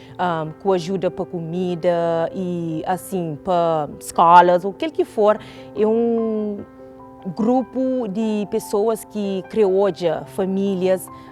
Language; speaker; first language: Portuguese; non-native, local second language; Kabuverdianu